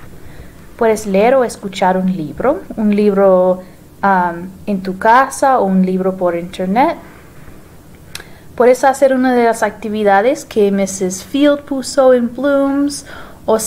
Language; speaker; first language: Spanish; non-native, fluent; English